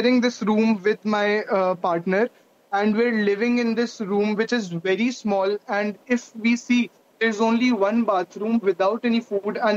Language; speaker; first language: English; non-native, local second language; Hindi